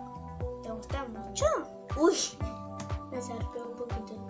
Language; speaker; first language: Spanish; native; Spanish